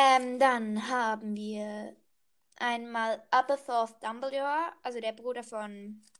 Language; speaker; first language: German; native; German